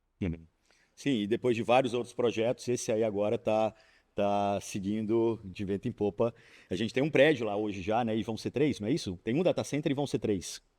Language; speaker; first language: Portuguese; native; Portuguese